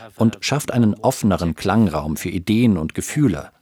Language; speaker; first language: German; non-native, fluent; Spanish